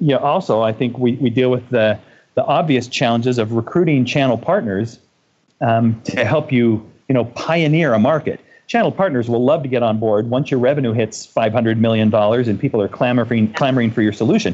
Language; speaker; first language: English; native; English